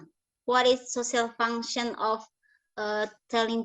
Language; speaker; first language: English; non-native, learner; Indonesian